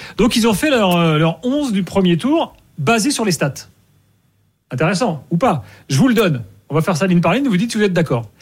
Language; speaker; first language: French; native; French